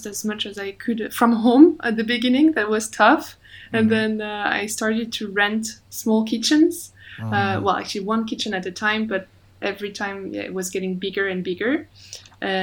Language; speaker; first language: English; non-native, fluent; French